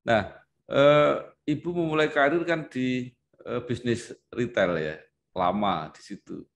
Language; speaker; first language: Indonesian; native; Indonesian